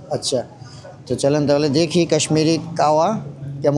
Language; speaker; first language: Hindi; non-native, fluent; Bangla